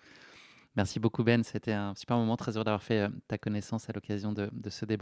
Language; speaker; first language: French; native; French